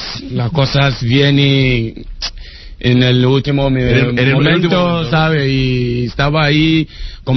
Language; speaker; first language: Spanish; non-native, learner; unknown